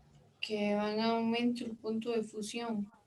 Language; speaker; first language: Spanish; native; Spanish